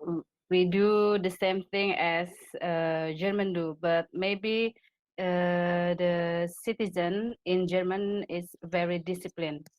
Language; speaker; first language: English; non-native, fluent; Indonesian